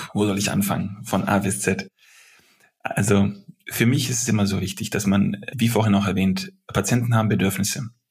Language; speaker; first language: German; early bilingual, other home language; Serbian